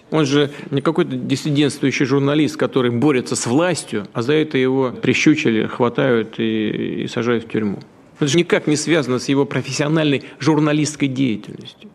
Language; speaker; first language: Russian; native; Russian